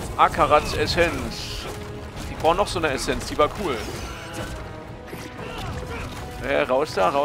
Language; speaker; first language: German; native; German